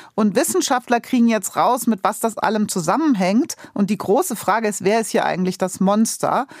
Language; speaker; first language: German; native; German